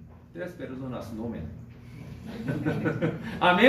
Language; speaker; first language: Spanish; non-native, learner; Korean